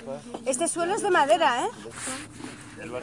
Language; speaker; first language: Spanish; native; Spanish